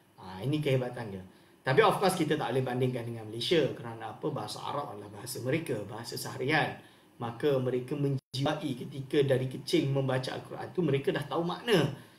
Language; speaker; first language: Malay; native; Malay